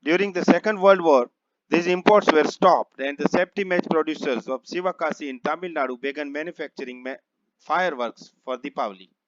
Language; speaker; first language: English; non-native, local second language; Gujarati